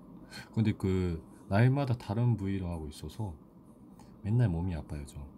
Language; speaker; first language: Korean; non-native, fluent; Japanese